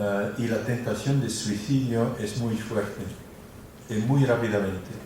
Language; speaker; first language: Spanish; non-native, fluent; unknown